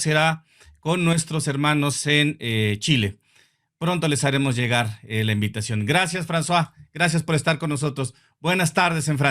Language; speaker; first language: Spanish; native; Spanish